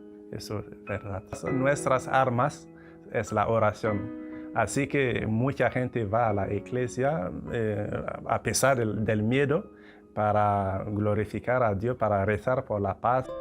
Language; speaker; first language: Spanish; non-native, fluent; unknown